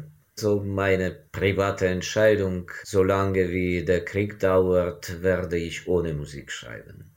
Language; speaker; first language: German; non-native, fluent; Ukrainian